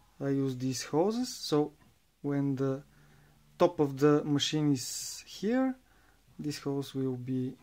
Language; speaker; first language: English; non-native, learner; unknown